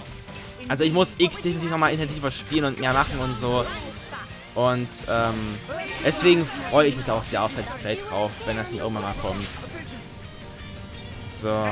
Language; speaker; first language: German; native; German